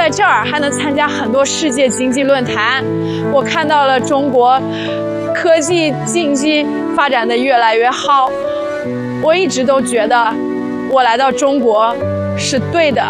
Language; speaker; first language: Chinese; non-native, fluent; Russian